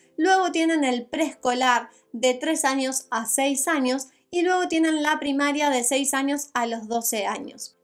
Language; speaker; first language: Spanish; native; Spanish